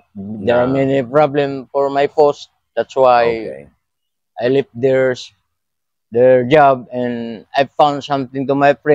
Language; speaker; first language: English; non-native, learner; Filipino